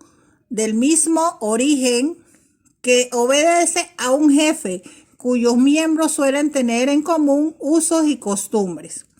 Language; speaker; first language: Spanish; native; Spanish